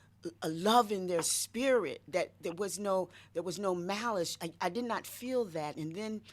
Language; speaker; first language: English; native; English